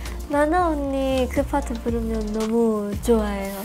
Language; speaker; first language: Korean; non-native, fluent; Japanese